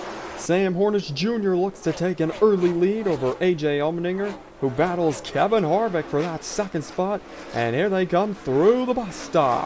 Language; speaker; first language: English; native; English